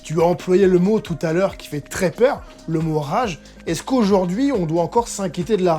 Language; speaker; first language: French; native; French